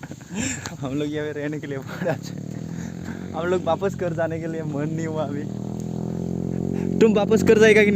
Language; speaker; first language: Hindi; non-native, local second language; Assamese